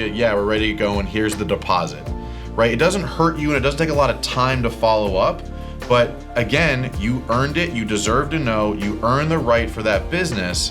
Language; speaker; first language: English; native; English